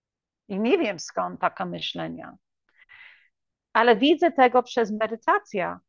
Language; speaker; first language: Polish; early bilingual, heritage; English